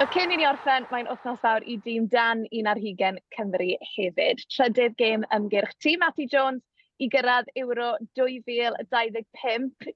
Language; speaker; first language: Welsh; native; Welsh